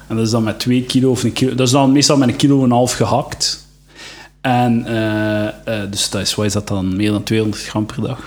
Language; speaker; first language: Dutch; native; Dutch